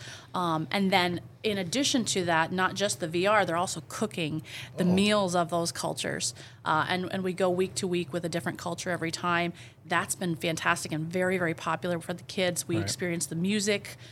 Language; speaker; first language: English; native; English